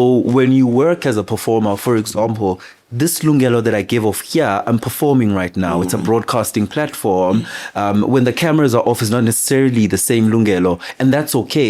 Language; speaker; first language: English; non-native, local second language; Zulu